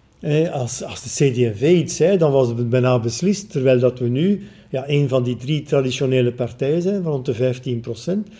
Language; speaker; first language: Dutch; native; Dutch